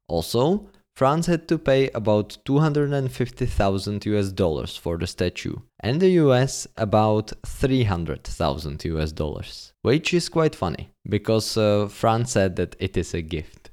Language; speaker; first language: English; non-native, fluent; Czech